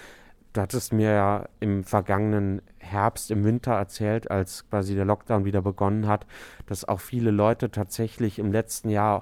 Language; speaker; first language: German; native; German